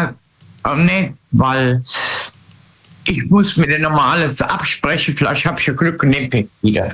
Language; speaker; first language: German; native; German